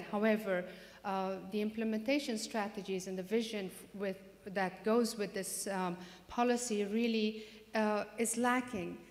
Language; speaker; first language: English; non-native, fluent; Persian